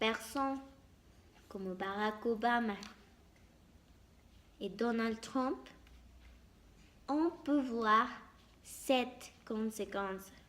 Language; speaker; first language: French; non-native, learner; Spanish